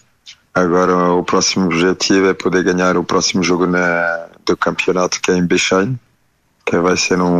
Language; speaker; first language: Portuguese; early bilingual, heritage; French